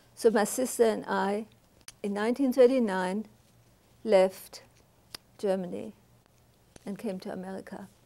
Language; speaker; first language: English; non-native, fluent; German